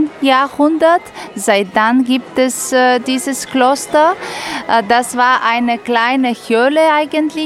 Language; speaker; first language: German; non-native, fluent; Bulgarian